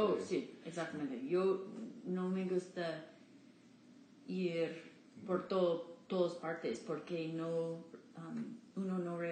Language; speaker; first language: Spanish; non-native, learner; English